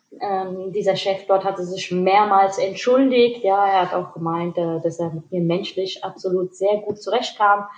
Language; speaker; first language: German; early bilingual, other home language; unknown